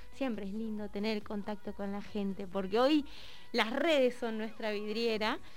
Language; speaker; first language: Spanish; native; Spanish